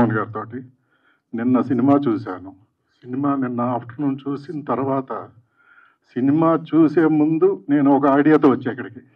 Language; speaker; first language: Telugu; native; Telugu